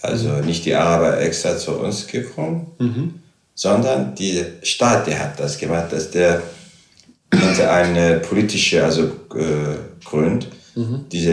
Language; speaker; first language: German; non-native, fluent; Arabic